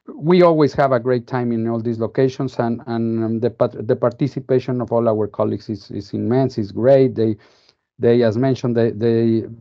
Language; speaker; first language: English; non-native, fluent; Spanish